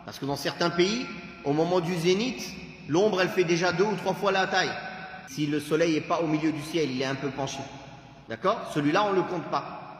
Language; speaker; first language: French; native; French